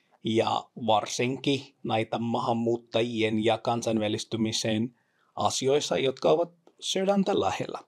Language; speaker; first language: Finnish; non-native, fluent; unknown